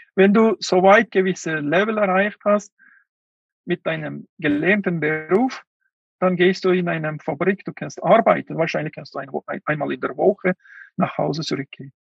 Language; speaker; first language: German; non-native, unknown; Uyghur